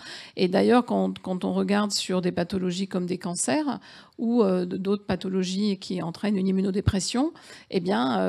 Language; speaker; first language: French; native; French